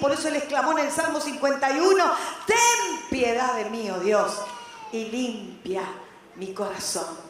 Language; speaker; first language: Spanish; native; Spanish